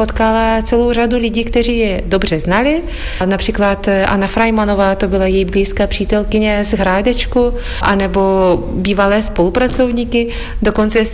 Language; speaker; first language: Czech; non-native, fluent; Lithuanian